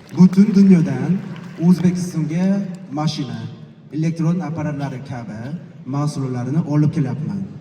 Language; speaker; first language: Uzbek; non-native, fluent; Korean